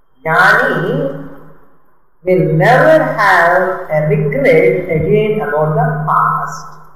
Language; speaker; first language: English; non-native, local second language; Tamil